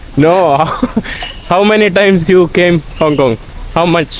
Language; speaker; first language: English; non-native, local second language; Malayalam